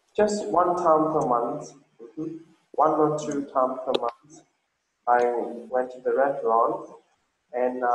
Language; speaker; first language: English; non-native, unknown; Vietnamese